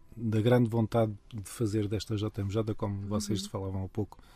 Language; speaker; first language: Portuguese; native; Portuguese